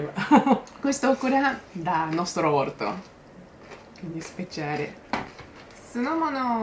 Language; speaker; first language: Italian; non-native, learner; Japanese